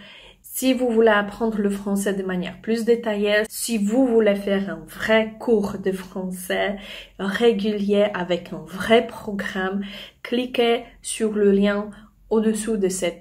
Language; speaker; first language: French; non-native, fluent; Polish